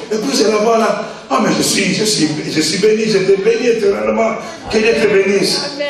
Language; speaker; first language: French; non-native, local second language; Lingala